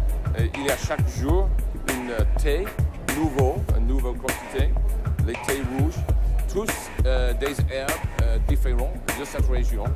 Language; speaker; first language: French; non-native, fluent; English